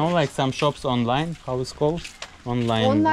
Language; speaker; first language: English; non-native, learner; Russian